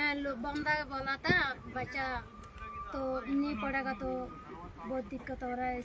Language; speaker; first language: Hindi; non-native, learner; Rohingya